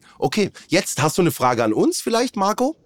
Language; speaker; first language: German; native; German